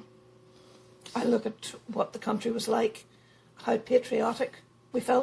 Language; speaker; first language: English; native; English